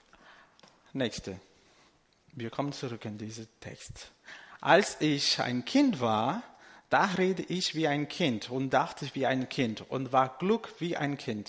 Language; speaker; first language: German; non-native, fluent; Portuguese